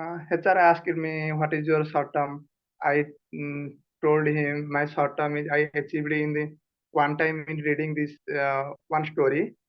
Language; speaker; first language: English; non-native, learner; Odia